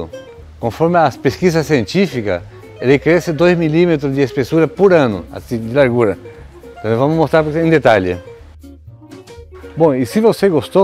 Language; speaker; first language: Portuguese; native; Portuguese